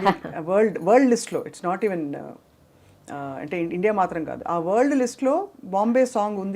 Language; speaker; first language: Telugu; native; Telugu